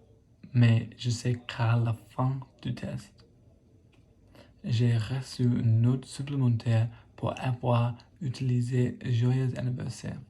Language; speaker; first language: French; non-native, learner; English